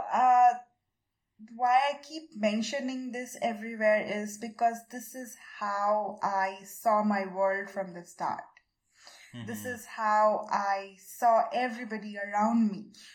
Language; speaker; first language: English; non-native, local second language; Bangla